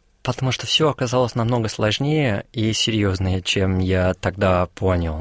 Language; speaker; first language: Russian; non-native, fluent; English